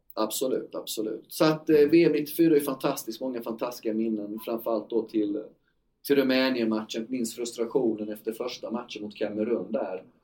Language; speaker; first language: Swedish; native; Swedish